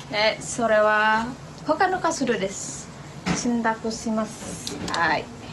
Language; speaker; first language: Japanese; non-native, learner; Indonesian